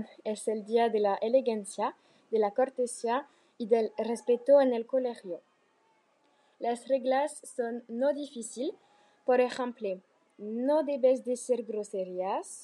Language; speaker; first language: Spanish; non-native, learner; French